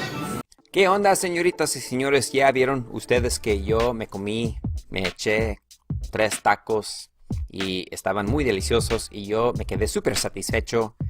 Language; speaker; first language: Spanish; non-native, fluent; English